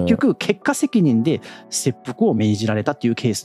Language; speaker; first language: Japanese; native; Japanese